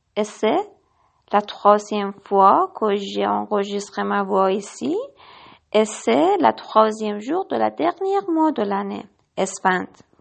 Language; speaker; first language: French; non-native, learner; Persian